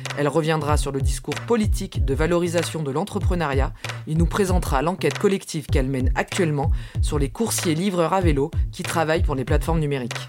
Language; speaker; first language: French; native; French